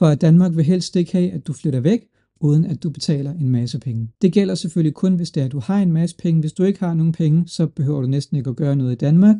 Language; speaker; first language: Danish; early bilingual, other home language; Urdu